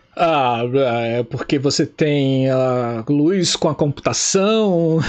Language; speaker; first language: Portuguese; native; Portuguese